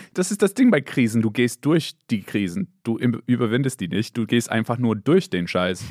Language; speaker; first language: German; non-native, fluent; English